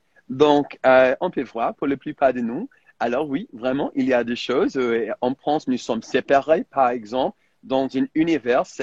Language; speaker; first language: French; non-native, fluent; English